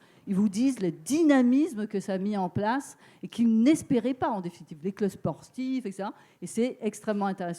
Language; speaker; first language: French; native; French